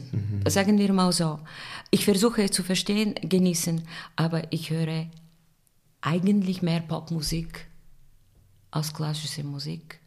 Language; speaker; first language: German; non-native, fluent; Bulgarian